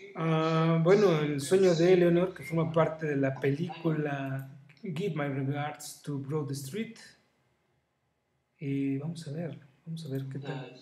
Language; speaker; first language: Spanish; native; Spanish